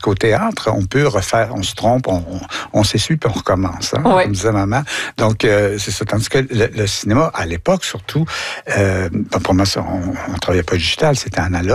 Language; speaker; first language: French; native; French